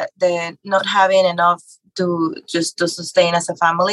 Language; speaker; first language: English; non-native, fluent; Spanish